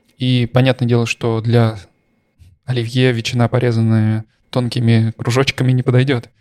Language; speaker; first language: Russian; native; Russian